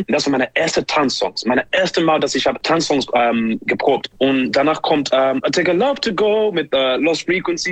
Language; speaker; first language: German; non-native, fluent; English